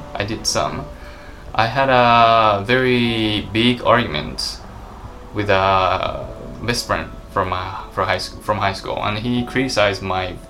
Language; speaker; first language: English; non-native, fluent; Japanese